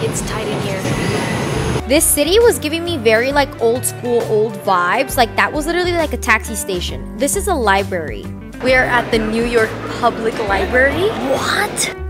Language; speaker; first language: English; native; English